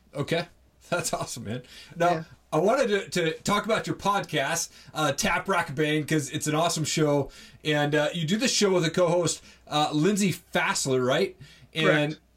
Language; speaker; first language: English; native; English